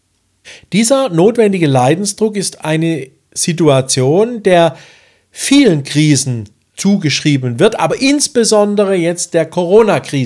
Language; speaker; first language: German; native; German